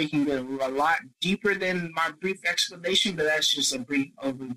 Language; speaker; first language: English; native; English